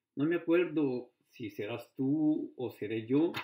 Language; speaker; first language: Spanish; native; Spanish